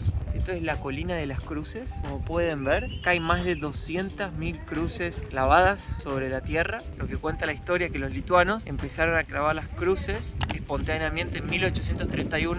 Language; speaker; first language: Spanish; native; Spanish